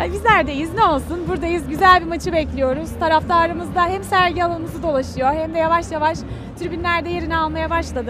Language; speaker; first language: Turkish; native; Turkish